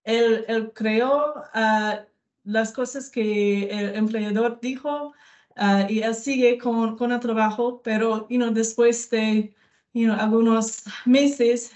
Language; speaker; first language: Spanish; non-native, learner; English